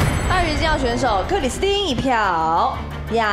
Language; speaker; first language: Chinese; native; Chinese